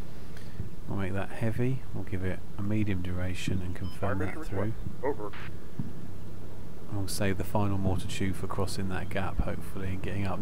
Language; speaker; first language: English; native; English